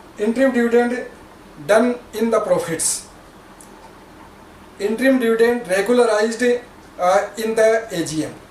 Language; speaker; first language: English; non-native, local second language; Hindi